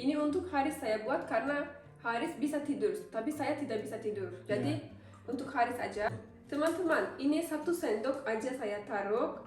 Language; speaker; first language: Indonesian; non-native, learner; Turkish